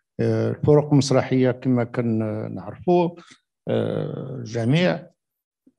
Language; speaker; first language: Arabic; native; Arabic